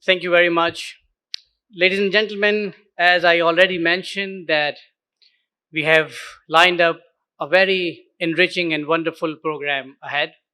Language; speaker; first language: English; non-native, local second language; Urdu